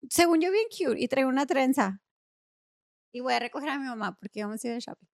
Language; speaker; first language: Spanish; early bilingual, other home language; English